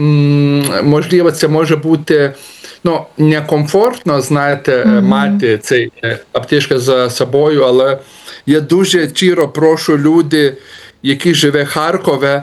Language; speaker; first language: Ukrainian; non-native, learner; Lithuanian